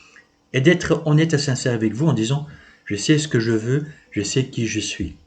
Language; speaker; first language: French; native; French